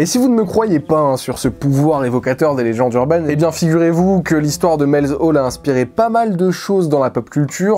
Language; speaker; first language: French; native; French